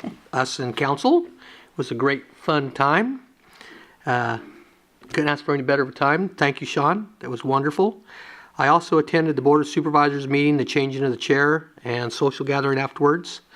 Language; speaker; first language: English; native; English